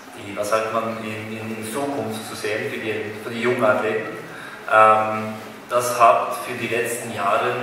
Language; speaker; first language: German; non-native, fluent; Norwegian